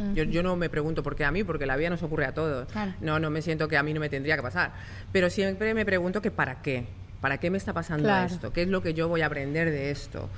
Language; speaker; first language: Spanish; native; Spanish